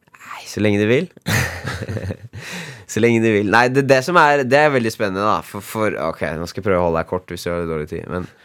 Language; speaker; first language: Norwegian; native; Norwegian